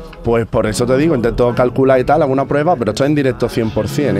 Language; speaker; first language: Spanish; native; Spanish